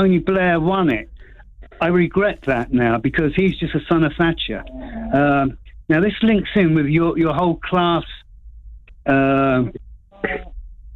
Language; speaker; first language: English; native; English